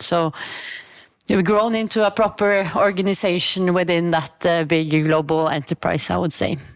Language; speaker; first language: English; non-native, fluent; Norwegian